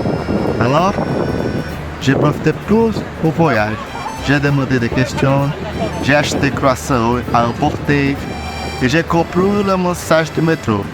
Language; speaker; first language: French; non-native, learner; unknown